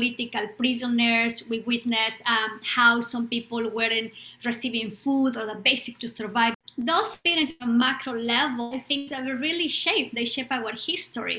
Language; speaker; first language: English; non-native, fluent; Spanish